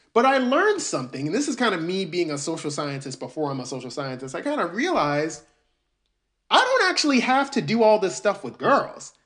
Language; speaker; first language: English; early bilingual, other home language; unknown